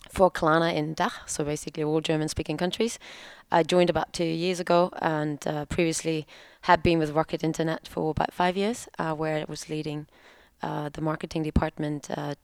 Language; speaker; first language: English; non-native, fluent; German